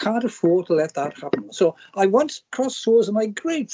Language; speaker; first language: English; non-native, local second language; Welsh